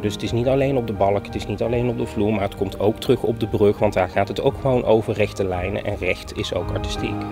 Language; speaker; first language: Dutch; native; Dutch